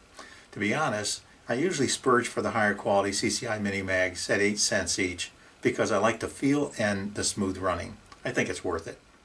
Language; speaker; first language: English; native; English